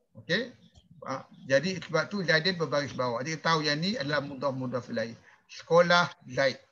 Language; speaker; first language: Malay; native; Malay